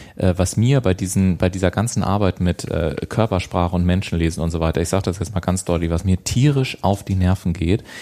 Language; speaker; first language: German; native; German